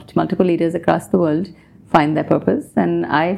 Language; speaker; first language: English; non-native, local second language; Urdu